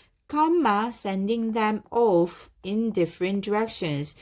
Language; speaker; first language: English; non-native, fluent; Korean